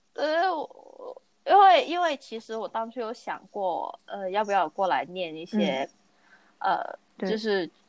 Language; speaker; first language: Chinese; non-native, local second language; Cantonese